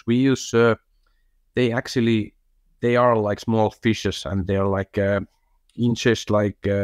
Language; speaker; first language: English; non-native, fluent; Finnish